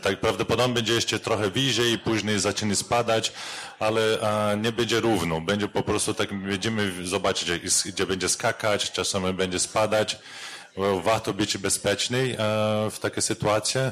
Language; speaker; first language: Polish; non-native, learner; Portuguese